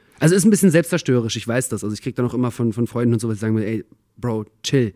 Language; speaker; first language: German; early bilingual, other home language; Russian